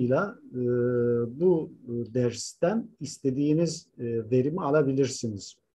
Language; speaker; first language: Turkish; native; Turkish